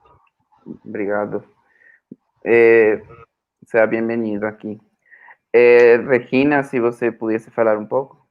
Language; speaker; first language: Portuguese; non-native, fluent; Spanish